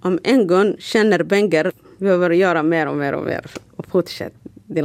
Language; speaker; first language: Swedish; non-native, learner; Somali